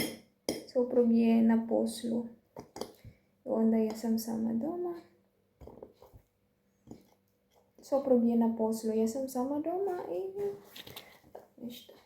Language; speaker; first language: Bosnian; non-native, learner; Filipino